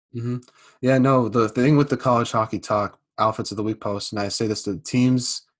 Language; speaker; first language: English; native; English